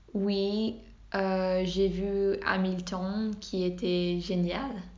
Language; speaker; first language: French; non-native, learner; English